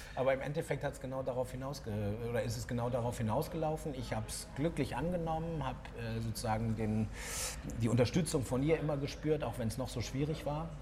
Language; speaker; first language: German; native; German